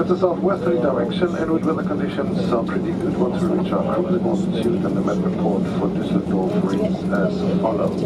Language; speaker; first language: English; non-native, fluent; German